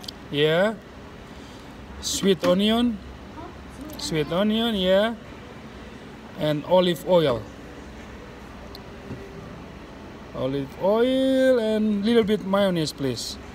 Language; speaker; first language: English; non-native, learner; Indonesian